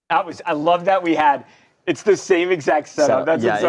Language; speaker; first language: English; native; English